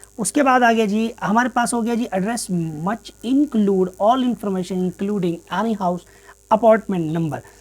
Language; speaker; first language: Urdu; non-native, local second language; Punjabi